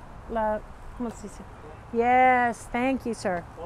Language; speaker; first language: Spanish; non-native, learner; English